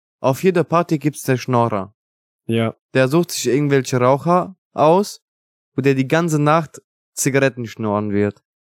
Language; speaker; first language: German; non-native, fluent; Italian